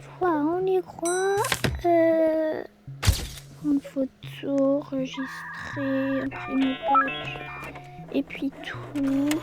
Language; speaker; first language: French; native; French